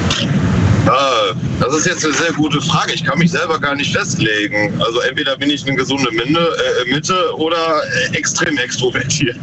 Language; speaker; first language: German; native; German